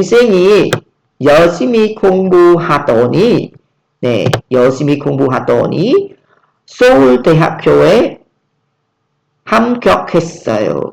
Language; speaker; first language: Korean; non-native, fluent; Khmer